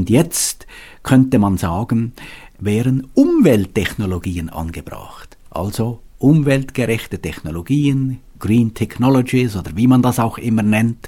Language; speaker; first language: German; native; German